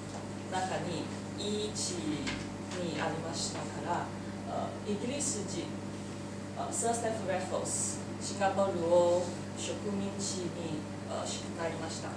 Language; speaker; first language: Japanese; non-native, learner; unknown